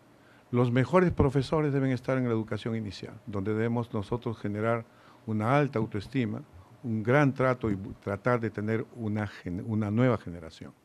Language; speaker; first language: Spanish; native; Spanish